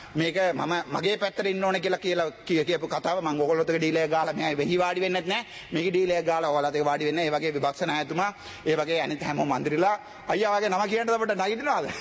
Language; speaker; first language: Sinhala; non-native, local second language; Tamil